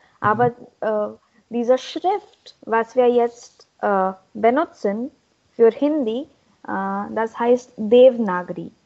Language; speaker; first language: German; non-native, learner; Marathi